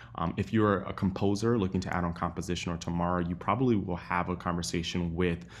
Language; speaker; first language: English; native; English